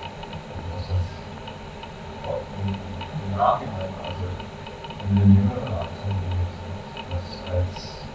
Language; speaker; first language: German; early bilingual, other home language; Korean